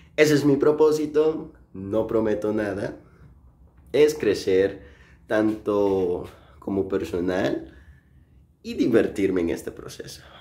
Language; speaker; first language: Spanish; native; Spanish